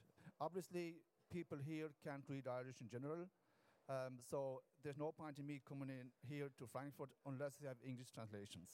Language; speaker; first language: English; non-native, local second language; Irish